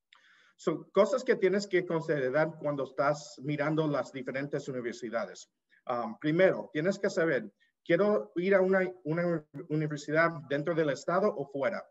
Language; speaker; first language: Spanish; early bilingual, heritage; Spanish